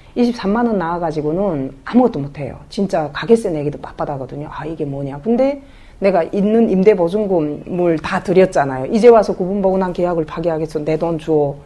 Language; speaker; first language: Korean; native; Korean